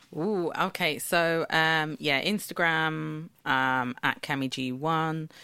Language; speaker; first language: English; early bilingual, other home language; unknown